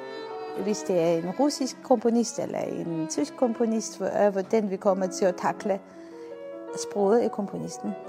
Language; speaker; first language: Danish; non-native, fluent; Armenian